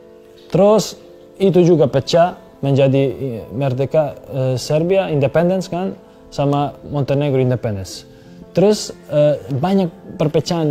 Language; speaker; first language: Indonesian; non-native, fluent; Serbian